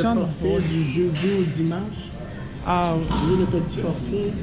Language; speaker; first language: French; native; French